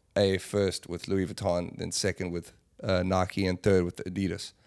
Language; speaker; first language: English; native; English